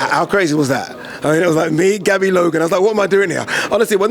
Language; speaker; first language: English; native; English